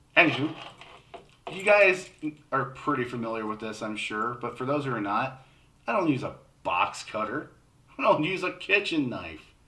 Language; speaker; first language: English; native; English